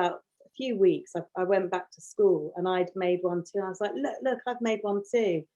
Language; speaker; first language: English; native; English